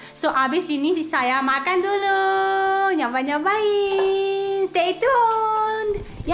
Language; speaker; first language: Indonesian; non-native, learner; Serbian